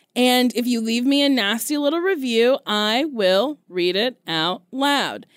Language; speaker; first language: English; early bilingual, other home language; Korean